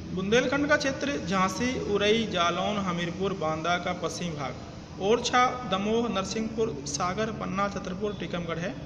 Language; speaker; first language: Hindi; native; Hindi